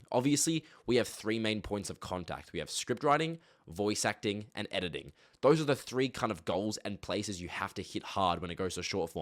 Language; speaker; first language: English; native; English